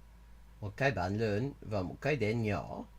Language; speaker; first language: Vietnamese; non-native, learner; English